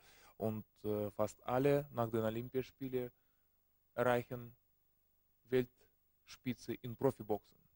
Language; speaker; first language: German; non-native, learner; Russian